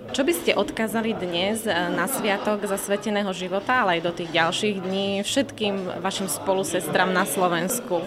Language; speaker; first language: Slovak; native; Slovak